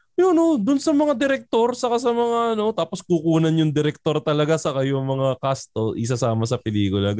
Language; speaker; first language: Filipino; native; Filipino